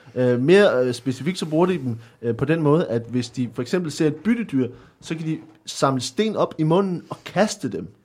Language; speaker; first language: Danish; native; Danish